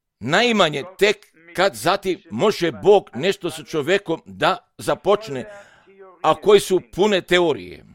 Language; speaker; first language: Croatian; non-native, fluent; German